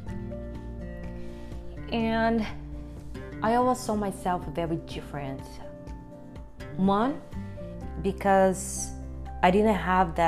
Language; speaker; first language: English; non-native, fluent; Portuguese